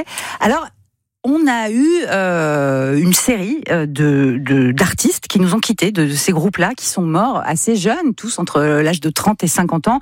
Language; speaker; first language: French; native; French